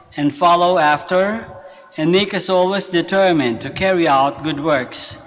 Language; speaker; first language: English; non-native, local second language; Filipino